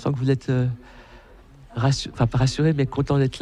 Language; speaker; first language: French; native; French